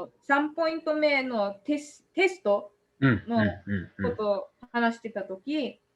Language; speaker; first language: Japanese; non-native, fluent; English